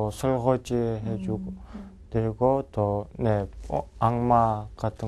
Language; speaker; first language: Korean; non-native, learner; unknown